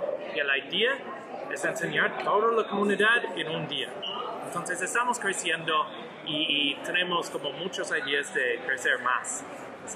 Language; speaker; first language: Spanish; non-native, learner; English